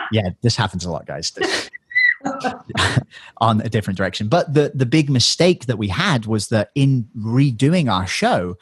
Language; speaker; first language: English; native; English